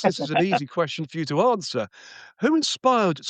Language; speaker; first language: English; native; English